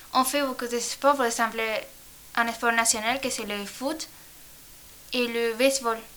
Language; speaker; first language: French; non-native, learner; Spanish